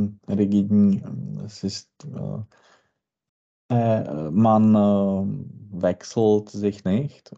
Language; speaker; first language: German; non-native, learner; Czech